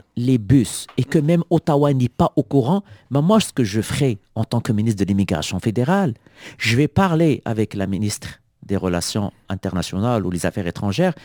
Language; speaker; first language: French; non-native, local second language; Arabic